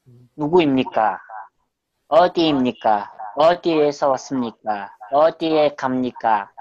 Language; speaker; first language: Korean; non-native, fluent; Mongolian